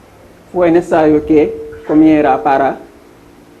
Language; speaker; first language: Spanish; non-native, fluent; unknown